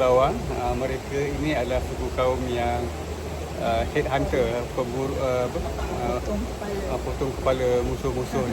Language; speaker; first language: Malay; native; Malay